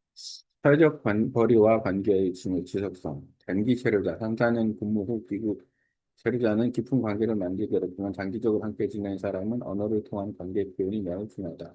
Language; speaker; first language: Korean; native; Korean